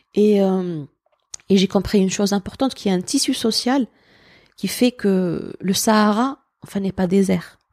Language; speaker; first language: French; non-native, local second language; Arabic